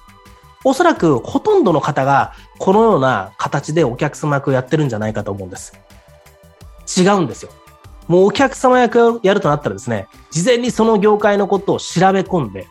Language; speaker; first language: Japanese; native; Japanese